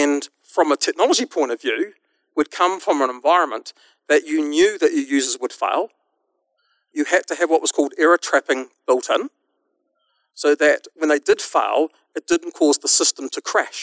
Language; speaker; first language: English; native; English